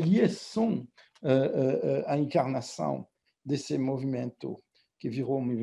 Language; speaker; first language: Portuguese; non-native, fluent; French